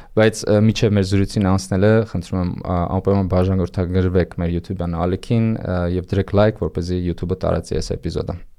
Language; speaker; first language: Armenian; native; Armenian